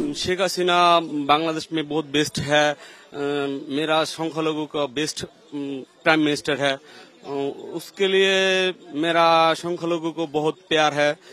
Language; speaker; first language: Hindi; non-native, learner; Bangla